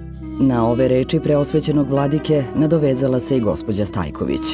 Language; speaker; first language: Serbian; native; Serbian